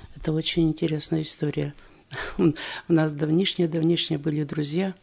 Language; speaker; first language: Russian; native; Russian